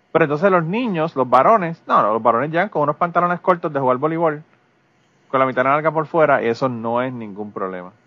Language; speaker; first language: Spanish; native; Spanish